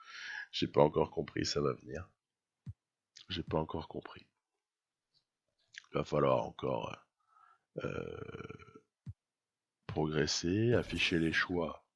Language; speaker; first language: French; native; French